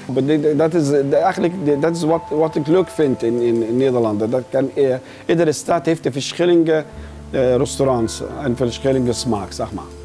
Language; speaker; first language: Dutch; non-native, fluent; Arabic